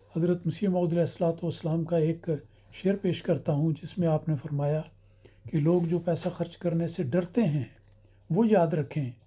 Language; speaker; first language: Urdu; native; Urdu